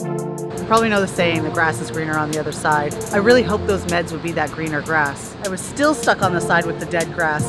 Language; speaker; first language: English; native; English